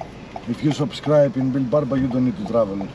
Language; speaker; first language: English; non-native, learner; Greek